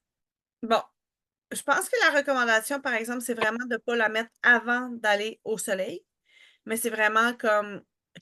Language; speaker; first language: French; native; French